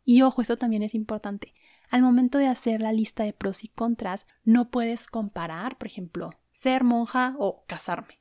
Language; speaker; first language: Spanish; native; Spanish